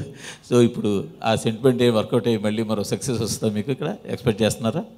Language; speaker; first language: Telugu; native; Telugu